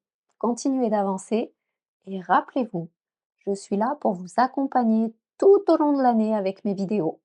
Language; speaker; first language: French; native; French